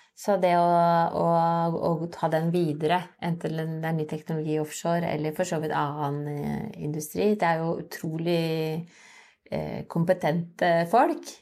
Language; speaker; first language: Norwegian; native; Norwegian